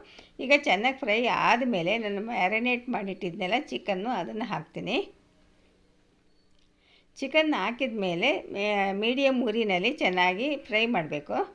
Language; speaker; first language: Kannada; native; Kannada